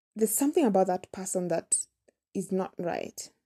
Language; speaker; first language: English; non-native, local second language; Kamba